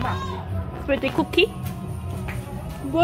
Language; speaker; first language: Indonesian; non-native, learner; Korean